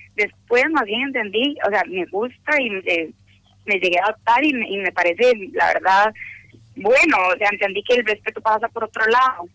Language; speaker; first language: Spanish; native; Spanish